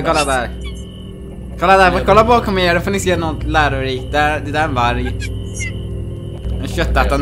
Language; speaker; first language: Swedish; native; Swedish